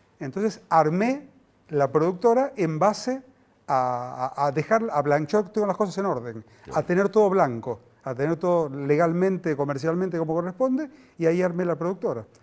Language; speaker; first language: Spanish; native; Spanish